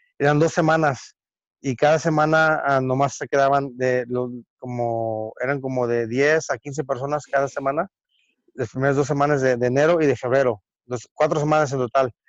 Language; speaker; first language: Spanish; early bilingual, heritage; Spanish